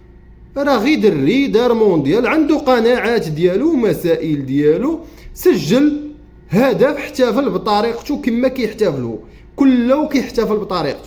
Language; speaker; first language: Arabic; native; Arabic